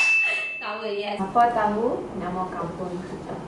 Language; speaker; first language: Malay; native; Malay